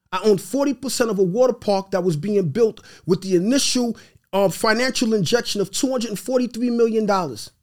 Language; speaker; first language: English; early bilingual, other home language; Haitian Creole